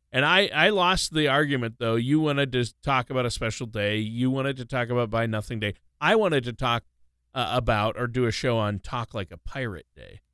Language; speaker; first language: English; native; English